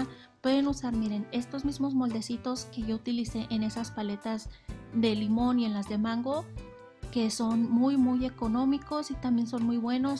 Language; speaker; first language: Spanish; native; Spanish